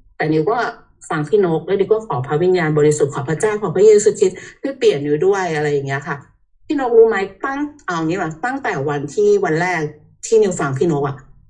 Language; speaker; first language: Thai; early bilingual, heritage; Thai